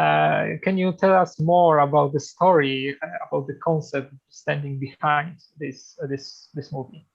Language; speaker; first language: English; non-native, fluent; Polish